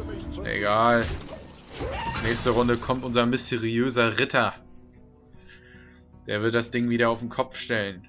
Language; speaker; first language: German; native; German